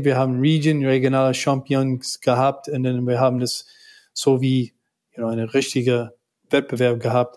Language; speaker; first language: German; non-native, learner; English